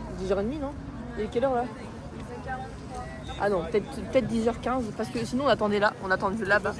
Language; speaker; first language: French; native; French